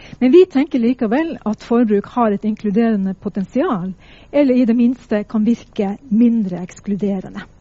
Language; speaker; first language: Norwegian; native; Norwegian